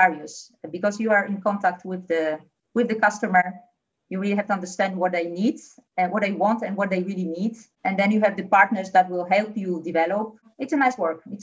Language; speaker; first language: English; non-native, fluent; Polish